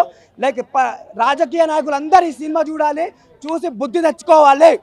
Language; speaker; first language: Telugu; native; Telugu